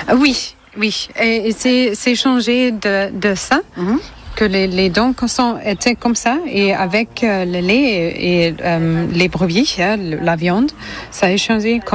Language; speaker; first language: French; non-native, learner; German